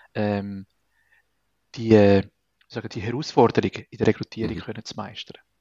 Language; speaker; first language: German; non-native, fluent; Spanish